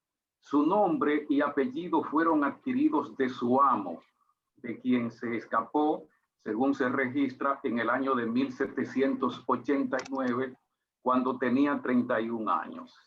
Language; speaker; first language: Spanish; native; Spanish